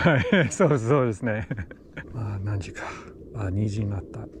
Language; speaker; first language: Japanese; non-native, learner; English